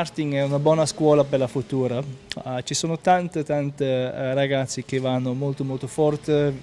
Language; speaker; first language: Italian; non-native, learner; German